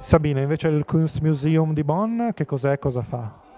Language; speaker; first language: Italian; native; Italian